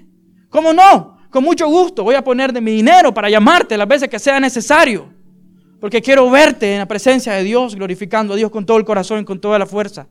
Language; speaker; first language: Spanish; native; Spanish